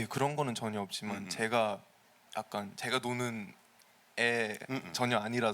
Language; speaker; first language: Korean; early bilingual, heritage; Korean